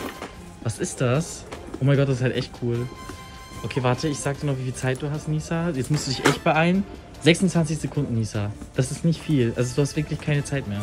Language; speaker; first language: German; native; German